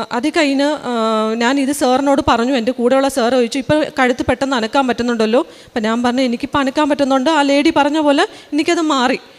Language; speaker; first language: Malayalam; early bilingual, heritage; Malayalam